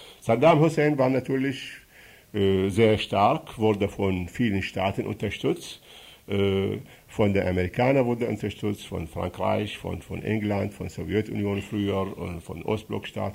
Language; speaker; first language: German; non-native, fluent; Arabic